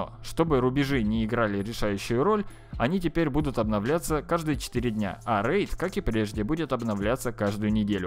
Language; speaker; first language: Russian; native; Russian